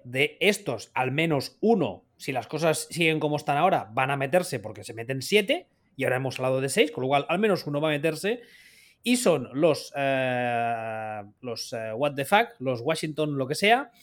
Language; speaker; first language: Spanish; native; Spanish